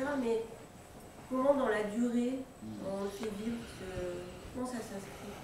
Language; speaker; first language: French; native; French